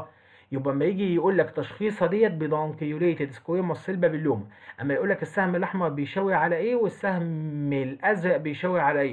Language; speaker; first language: Arabic; native; Arabic